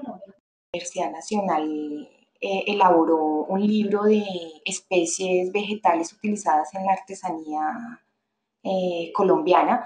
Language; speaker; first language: Spanish; native; Spanish